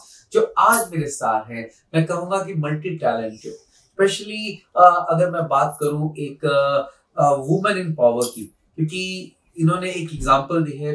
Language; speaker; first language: Hindi; native; Hindi